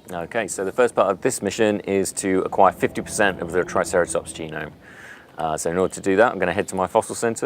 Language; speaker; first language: English; native; English